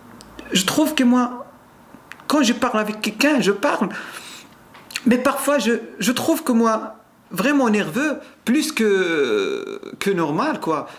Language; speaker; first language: French; non-native, learner; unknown